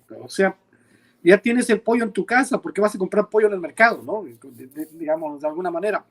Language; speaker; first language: Spanish; native; Spanish